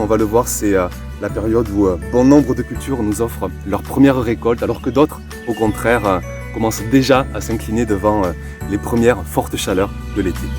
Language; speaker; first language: French; native; French